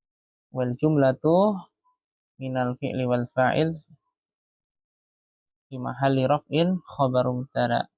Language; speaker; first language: Arabic; non-native, fluent; Indonesian